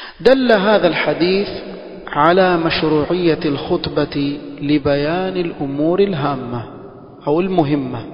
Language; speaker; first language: Arabic; non-native, fluent; Swahili